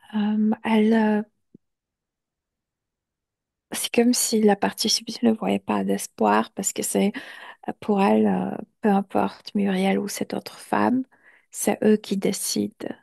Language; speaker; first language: French; non-native, fluent; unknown